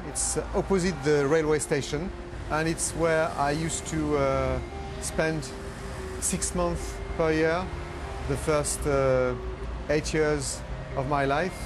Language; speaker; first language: English; non-native, fluent; French